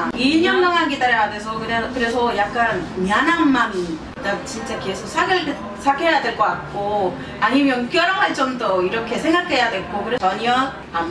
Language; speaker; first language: Korean; non-native, fluent; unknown